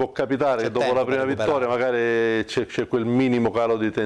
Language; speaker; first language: Italian; native; Italian